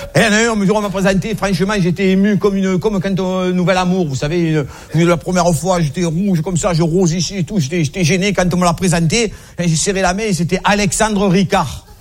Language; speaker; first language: French; native; French